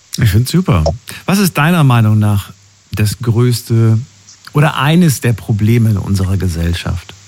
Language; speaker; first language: German; native; German